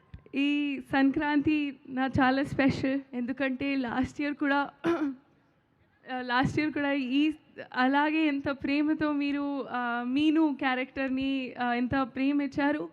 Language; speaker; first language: Telugu; non-native, learner; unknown